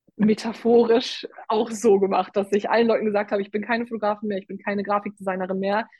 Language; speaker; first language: German; native; German